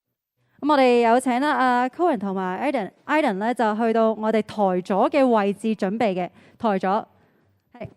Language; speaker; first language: Cantonese; native; Cantonese